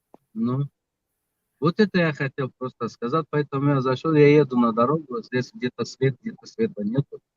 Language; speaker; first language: Russian; non-native, local second language; Tajik